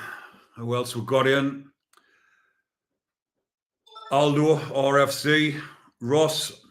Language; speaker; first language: English; native; English